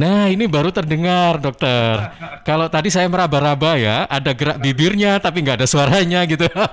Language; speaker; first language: Indonesian; native; Indonesian